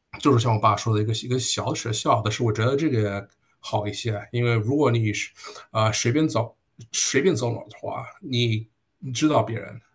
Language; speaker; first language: Chinese; early bilingual, heritage; Chinese